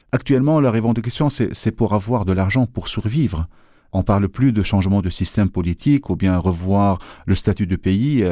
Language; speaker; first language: French; non-native, local second language; Arabic